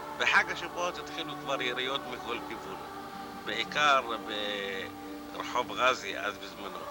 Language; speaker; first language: Hebrew; early bilingual, other home language; Arabic